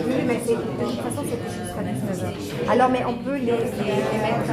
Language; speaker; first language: French; non-native, fluent; German